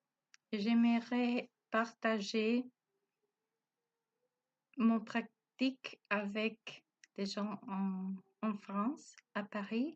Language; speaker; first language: French; non-native, learner; Spanish